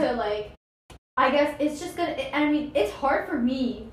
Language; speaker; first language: English; native; English